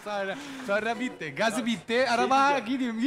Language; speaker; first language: Turkish; non-native, learner; English